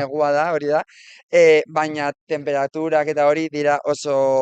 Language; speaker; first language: Basque; non-native, local second language; Spanish